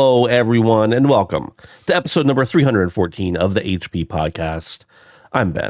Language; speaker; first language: English; native; English